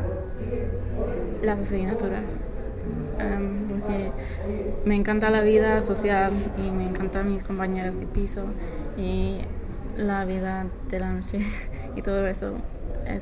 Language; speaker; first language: Spanish; non-native, fluent; English